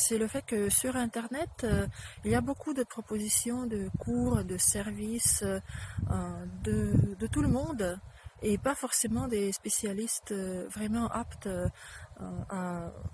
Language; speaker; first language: French; non-native, fluent; Russian